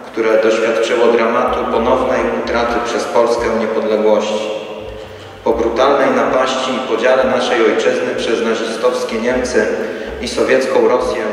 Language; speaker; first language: Polish; native; Polish